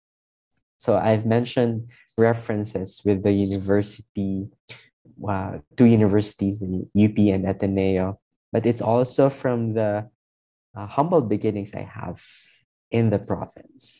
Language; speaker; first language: English; non-native, local second language; Hiligaynon